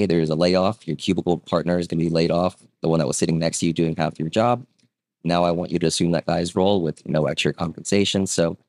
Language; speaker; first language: English; early bilingual, other home language; Vietnamese